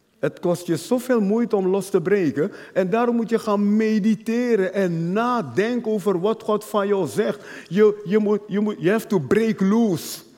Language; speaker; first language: Dutch; non-native, fluent; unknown